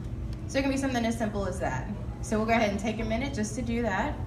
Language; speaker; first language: English; native; English